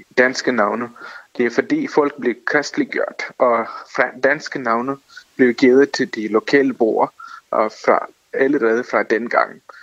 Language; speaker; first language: Danish; non-native, fluent; Tamil